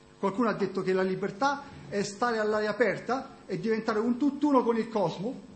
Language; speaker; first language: Italian; native; Italian